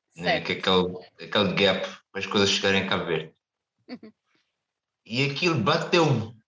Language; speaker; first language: Portuguese; non-native, local second language; Kabuverdianu